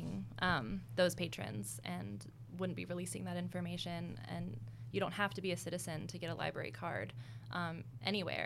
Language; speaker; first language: English; native; English